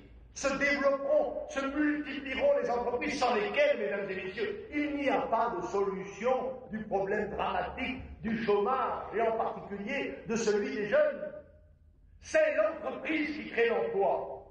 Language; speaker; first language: French; native; French